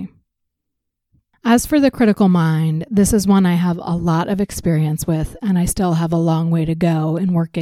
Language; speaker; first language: English; native; English